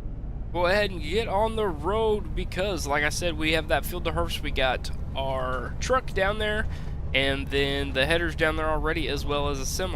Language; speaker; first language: English; native; English